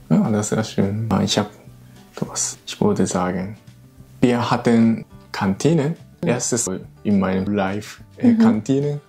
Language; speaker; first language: German; non-native, learner; Japanese